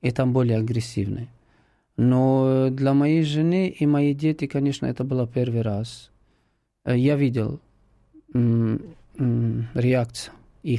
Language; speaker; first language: Russian; non-native, fluent; Arabic